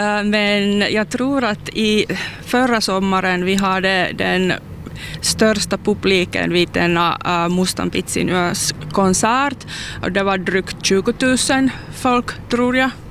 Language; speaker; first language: Swedish; non-native, local second language; Finnish